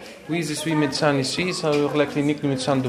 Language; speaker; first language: French; non-native, learner; Greek